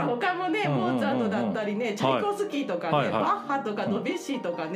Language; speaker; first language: Japanese; native; Japanese